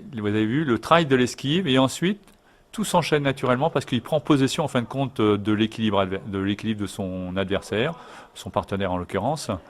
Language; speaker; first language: French; native; French